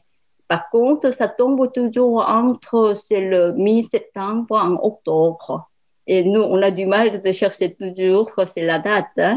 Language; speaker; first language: French; non-native, learner; Korean